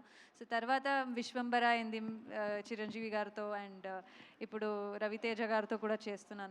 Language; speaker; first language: Telugu; non-native, local second language; Kannada